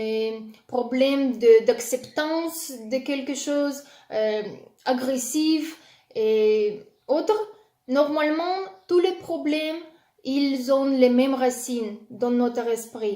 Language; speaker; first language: French; non-native, learner; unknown